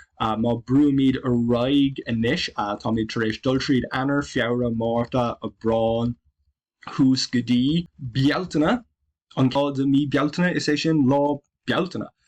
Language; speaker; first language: Irish; non-native, local second language; English